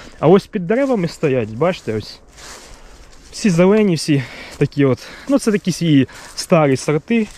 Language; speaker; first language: Ukrainian; native; Ukrainian